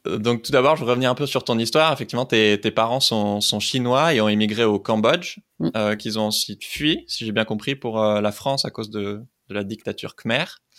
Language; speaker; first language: French; native; French